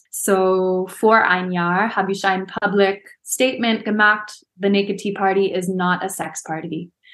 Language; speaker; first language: German; non-native, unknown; English